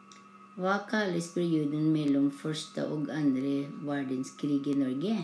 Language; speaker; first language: Norwegian; non-native, learner; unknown